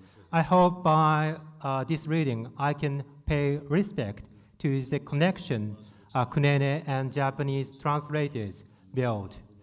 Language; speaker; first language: English; non-native, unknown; Japanese